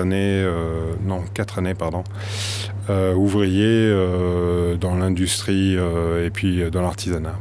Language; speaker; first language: French; native; French